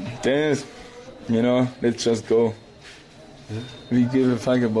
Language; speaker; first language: English; non-native, learner; German